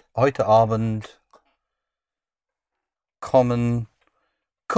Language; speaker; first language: German; non-native, learner; English